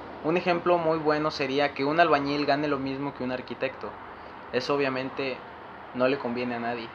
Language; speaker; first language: Spanish; native; Spanish